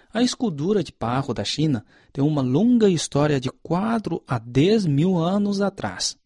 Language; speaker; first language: Portuguese; non-native, fluent; Chinese